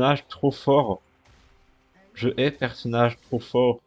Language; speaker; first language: French; native; French